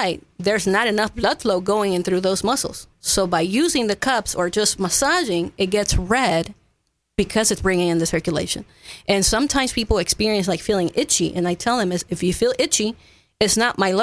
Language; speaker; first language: English; non-native, fluent; Spanish